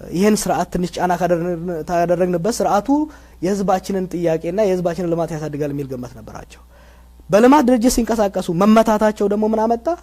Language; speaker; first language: Amharic; non-native, local second language; Oromo